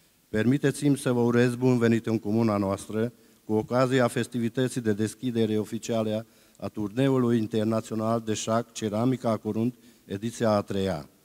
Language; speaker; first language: Romanian; non-native, local second language; Hungarian